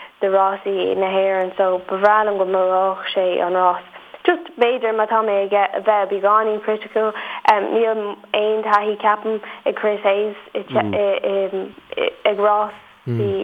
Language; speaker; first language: Irish; non-native, local second language; English